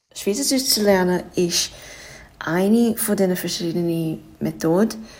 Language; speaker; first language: Swiss German; non-native, fluent; English